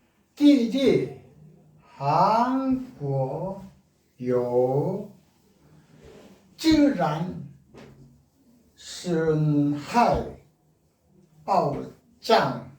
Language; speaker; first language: Chinese; non-native, learner; Korean